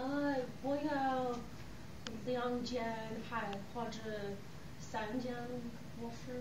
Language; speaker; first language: Chinese; non-native, learner; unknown